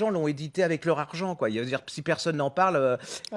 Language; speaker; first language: French; native; French